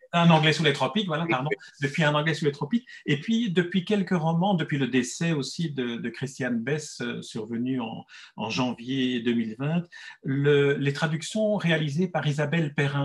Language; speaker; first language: French; native; French